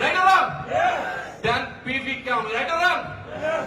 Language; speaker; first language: English; non-native, local second language; Bangla